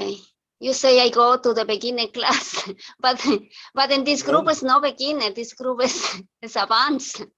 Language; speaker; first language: English; non-native, learner; Spanish